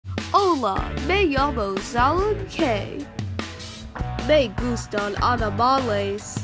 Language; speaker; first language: Spanish; non-native, learner; English